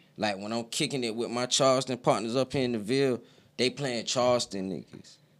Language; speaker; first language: English; native; English